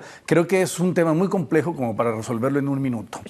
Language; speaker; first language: Spanish; native; Spanish